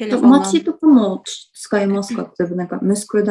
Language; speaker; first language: Japanese; non-native, fluent; Russian